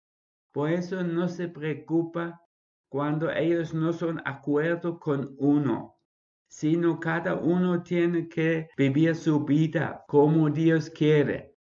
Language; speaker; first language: Spanish; non-native, fluent; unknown